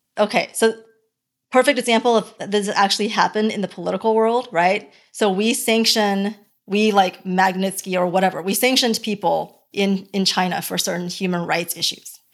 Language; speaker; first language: English; early bilingual, other home language; Chinese